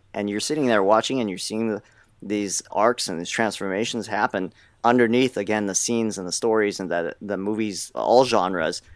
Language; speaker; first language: English; native; English